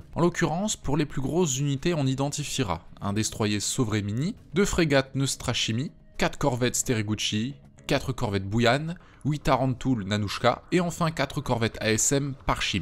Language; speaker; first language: French; native; French